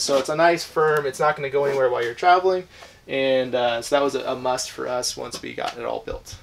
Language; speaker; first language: English; native; English